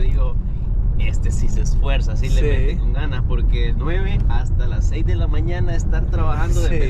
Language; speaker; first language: Spanish; native; Spanish